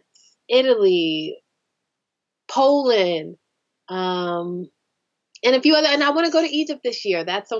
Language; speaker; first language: English; native; English